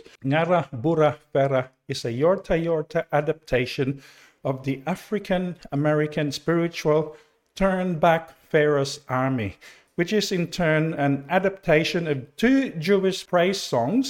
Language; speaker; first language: English; non-native, local second language; Cebuano